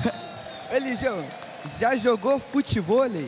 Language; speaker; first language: Portuguese; native; Portuguese